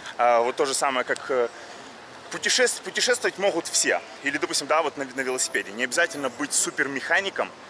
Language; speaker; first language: Russian; native; Russian